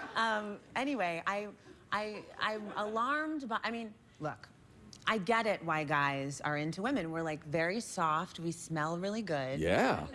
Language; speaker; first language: English; native; English